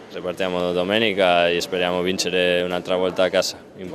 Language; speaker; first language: Italian; non-native, fluent; Spanish